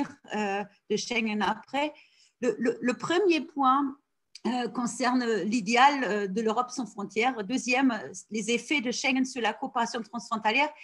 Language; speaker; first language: French; non-native, fluent; German